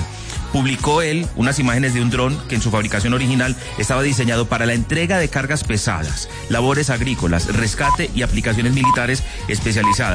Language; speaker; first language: Spanish; native; Spanish